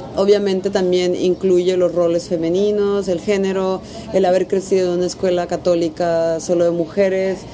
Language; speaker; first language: Spanish; native; Spanish